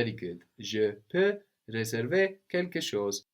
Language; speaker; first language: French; non-native, fluent; English